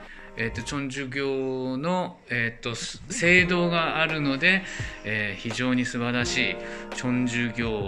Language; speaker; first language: Japanese; native; Japanese